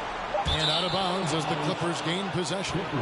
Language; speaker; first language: English; native; English